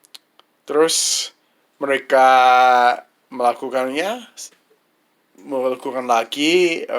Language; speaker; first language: Indonesian; non-native, fluent; English